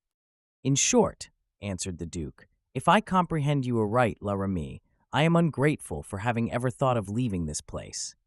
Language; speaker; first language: English; native; English